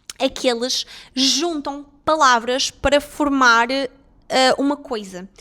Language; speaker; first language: Portuguese; native; Portuguese